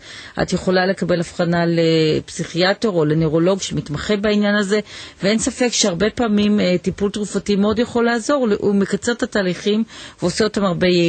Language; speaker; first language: Hebrew; native; Hebrew